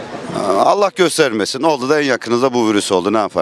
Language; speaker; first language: Turkish; native; Turkish